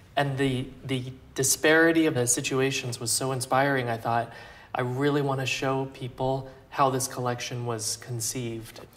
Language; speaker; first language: English; native; English